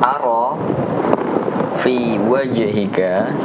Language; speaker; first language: Arabic; non-native, learner; Indonesian